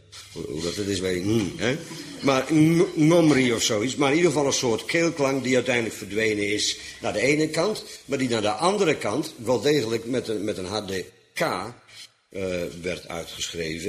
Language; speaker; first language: Dutch; native; Dutch